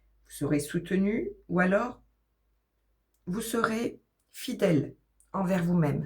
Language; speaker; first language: French; native; French